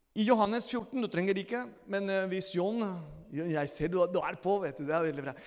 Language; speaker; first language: Norwegian; non-native, fluent; Spanish